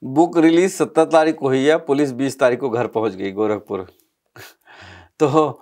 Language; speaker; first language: Hindi; native; Hindi